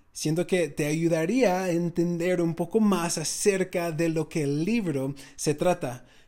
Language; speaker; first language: Spanish; non-native, fluent; English